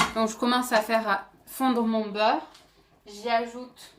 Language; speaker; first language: French; non-native, local second language; Arabic